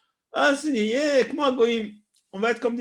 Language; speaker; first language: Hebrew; non-native, fluent; French